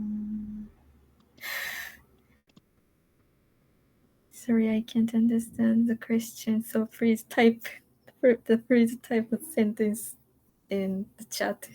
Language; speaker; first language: English; non-native, learner; Japanese